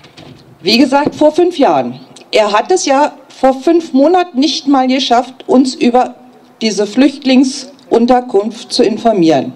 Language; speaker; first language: German; native; German